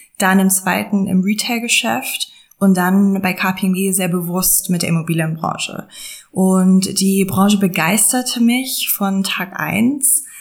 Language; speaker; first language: German; non-native, fluent; English